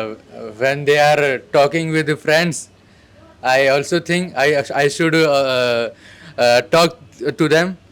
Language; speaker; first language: English; non-native, learner; Hindi